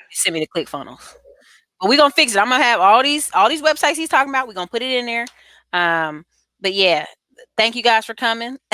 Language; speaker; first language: English; native; English